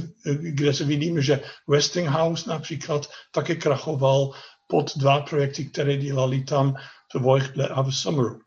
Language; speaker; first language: Czech; non-native, fluent; Dutch